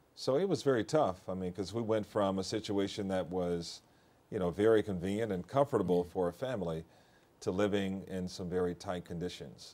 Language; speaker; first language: English; native; English